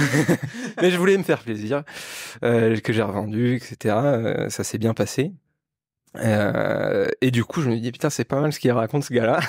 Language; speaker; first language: French; native; French